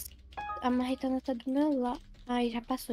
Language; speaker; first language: Portuguese; native; Portuguese